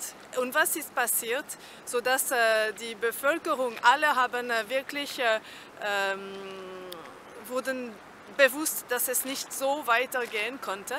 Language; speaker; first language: German; non-native, fluent; French